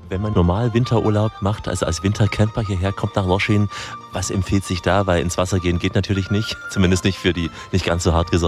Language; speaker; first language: German; native; German